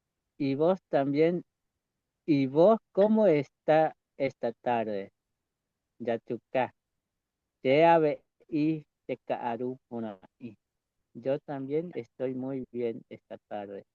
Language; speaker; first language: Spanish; non-native, local second language; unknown